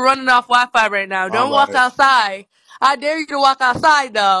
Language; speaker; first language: English; native; English